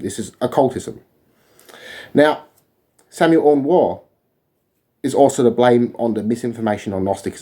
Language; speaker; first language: English; native; English